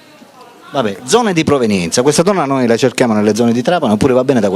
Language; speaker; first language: Italian; native; Italian